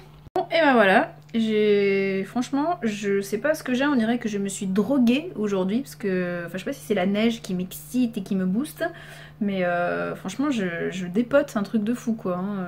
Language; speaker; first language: French; native; French